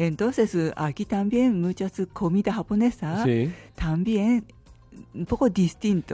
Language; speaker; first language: Spanish; non-native, learner; Japanese